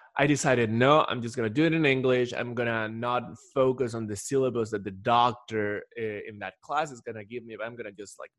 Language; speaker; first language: English; non-native, fluent; Spanish